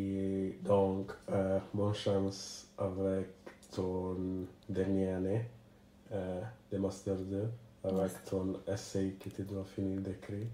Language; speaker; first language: French; non-native, learner; English